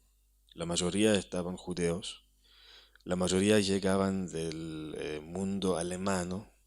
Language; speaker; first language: Spanish; non-native, fluent; Hebrew